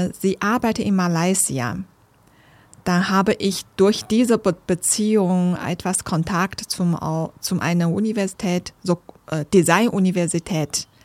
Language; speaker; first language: German; non-native, fluent; Chinese